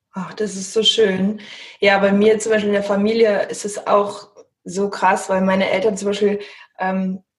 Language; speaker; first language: German; early bilingual, heritage; German